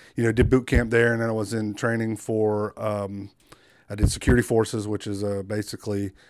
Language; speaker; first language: English; native; English